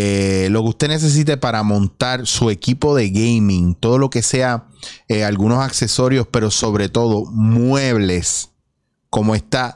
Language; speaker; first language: Spanish; native; Spanish